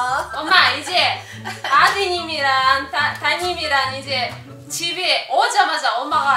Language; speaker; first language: Korean; non-native, fluent; Russian